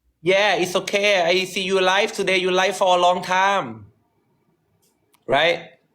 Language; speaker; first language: English; non-native, learner; Thai